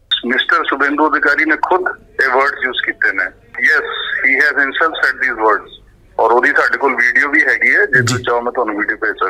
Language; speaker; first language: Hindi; non-native, local second language; Punjabi